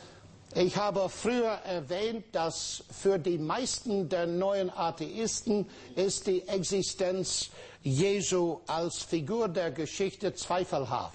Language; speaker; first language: German; non-native, fluent; English